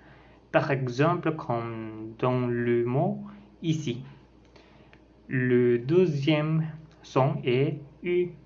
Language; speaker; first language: French; non-native, learner; Spanish